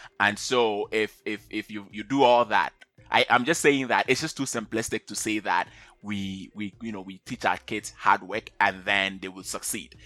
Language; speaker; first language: English; non-native, local second language; Akan